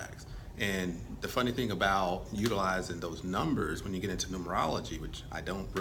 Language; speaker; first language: English; native; English